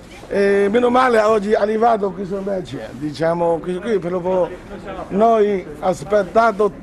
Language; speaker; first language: Italian; non-native, learner; Chinese